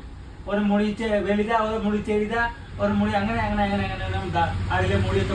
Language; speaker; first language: Malayalam; non-native, learner; Hindi